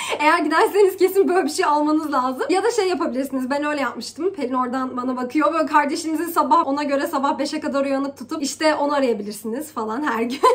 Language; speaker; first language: Turkish; early bilingual, heritage; Turkish